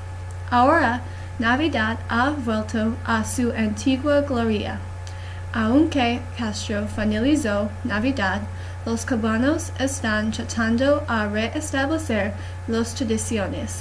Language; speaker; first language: Spanish; non-native, learner; English